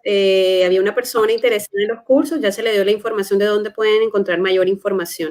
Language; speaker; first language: Spanish; native; Spanish